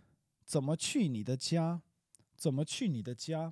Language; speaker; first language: Chinese; non-native, fluent; English